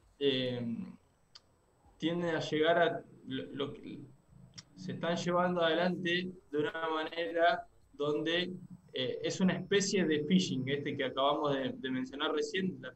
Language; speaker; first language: Spanish; native; Spanish